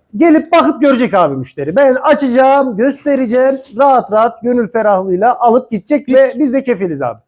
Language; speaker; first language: Turkish; native; Turkish